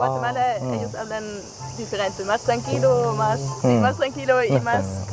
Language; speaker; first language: Spanish; non-native, learner; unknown